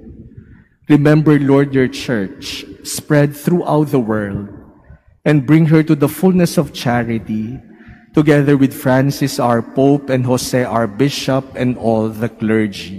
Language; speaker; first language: English; non-native, local second language; Filipino